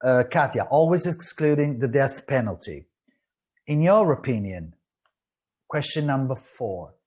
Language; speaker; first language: English; non-native, fluent; Italian